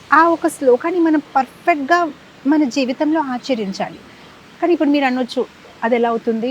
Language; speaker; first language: Telugu; non-native, fluent; Gujarati